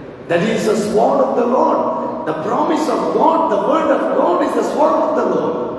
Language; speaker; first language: English; non-native, local second language; Tamil